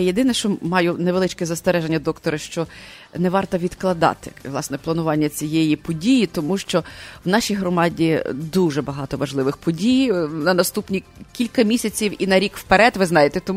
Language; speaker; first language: Ukrainian; native; Ukrainian